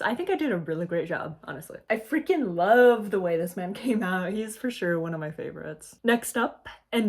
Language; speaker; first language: English; native; English